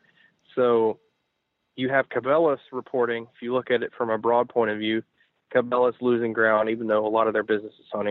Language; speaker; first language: English; native; English